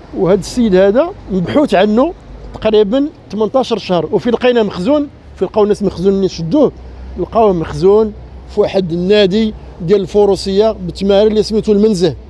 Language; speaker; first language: Arabic; native; Arabic